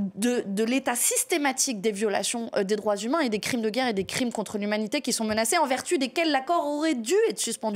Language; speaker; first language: French; native; French